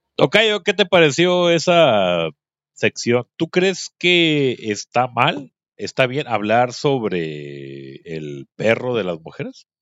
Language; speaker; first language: Spanish; native; Spanish